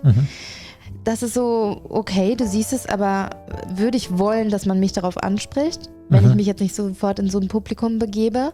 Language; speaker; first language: German; native; German